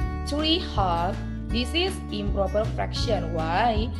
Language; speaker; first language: English; non-native, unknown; Indonesian